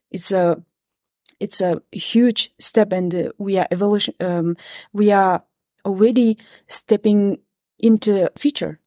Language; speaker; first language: English; non-native, fluent; Kazakh